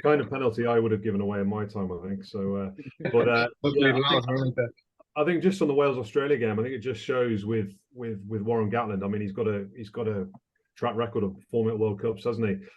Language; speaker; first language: English; native; English